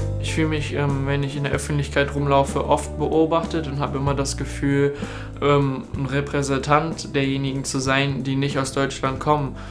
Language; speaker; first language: German; early bilingual, other home language; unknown